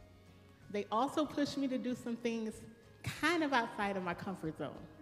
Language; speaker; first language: English; native; English